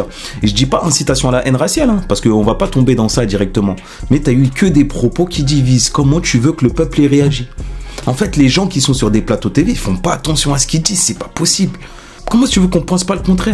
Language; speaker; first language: French; native; French